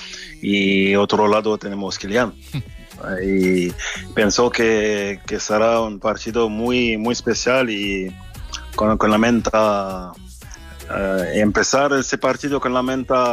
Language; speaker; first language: Spanish; non-native, fluent; French